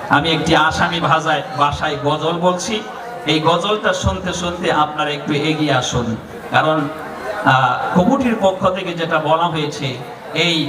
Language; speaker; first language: Bangla; non-native, local second language; Assamese